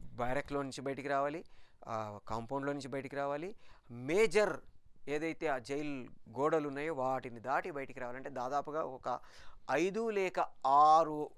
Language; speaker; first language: Telugu; native; Telugu